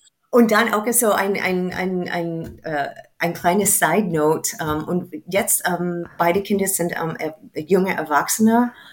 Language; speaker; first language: German; non-native, fluent; English